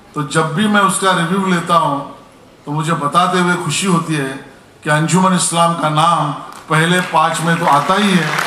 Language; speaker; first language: Hindi; non-native, local second language; Marathi